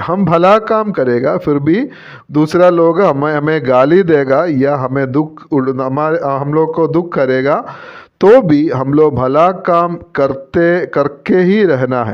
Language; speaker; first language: Hindi; non-native, local second language; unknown